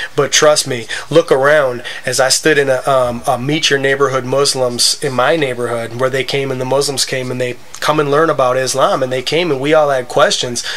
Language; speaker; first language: English; native; English